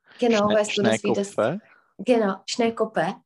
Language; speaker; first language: German; non-native, fluent; Czech